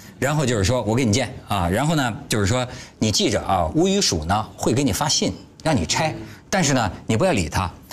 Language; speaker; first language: Chinese; native; Chinese